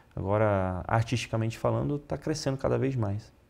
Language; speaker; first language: Portuguese; non-native, fluent; Italian